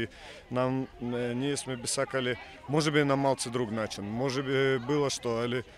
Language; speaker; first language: Macedonian; non-native, fluent; Russian